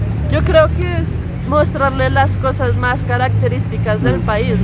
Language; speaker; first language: Spanish; native; Spanish